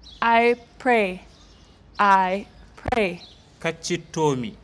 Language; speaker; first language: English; non-native, learner; Fula